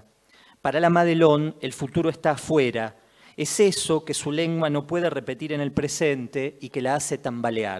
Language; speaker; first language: Spanish; native; Spanish